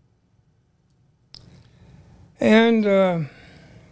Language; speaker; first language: English; native; English